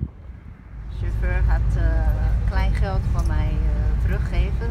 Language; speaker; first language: Dutch; non-native, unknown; Chinese